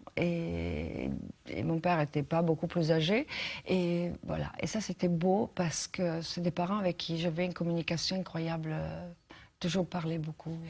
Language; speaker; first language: French; non-native, fluent; Italian